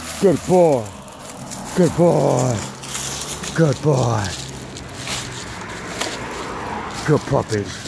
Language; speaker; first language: English; native; English